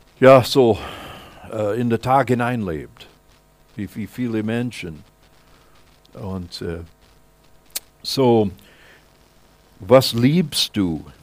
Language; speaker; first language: German; non-native, fluent; English